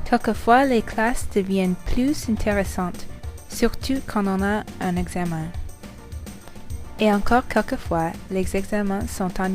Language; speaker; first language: French; non-native, learner; English